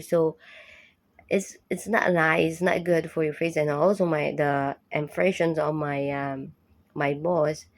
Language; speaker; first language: English; non-native, local second language; Filipino